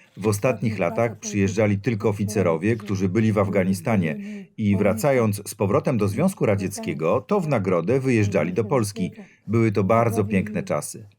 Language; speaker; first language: Polish; early bilingual, other home language; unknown